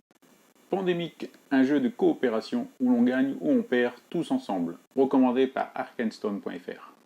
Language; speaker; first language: French; native; French